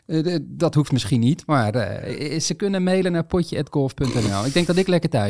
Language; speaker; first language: Dutch; native; Dutch